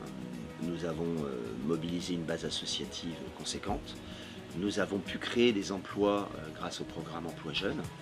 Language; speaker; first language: French; native; French